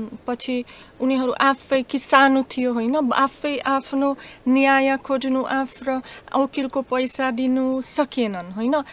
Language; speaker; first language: Nepali; non-native, fluent; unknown